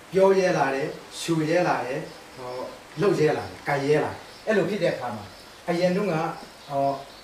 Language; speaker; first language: Burmese; non-native, local second language; Tedim Chin